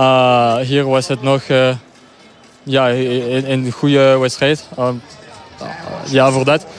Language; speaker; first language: Dutch; non-native, local second language; French